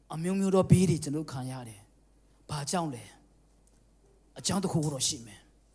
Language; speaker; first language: Burmese; non-native, local second language; Tedim Chin